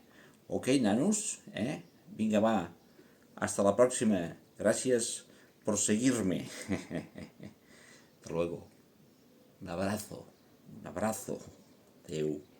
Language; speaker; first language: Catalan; non-native, local second language; Spanish